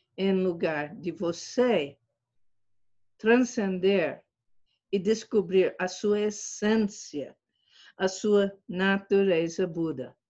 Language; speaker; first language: Portuguese; non-native, fluent; English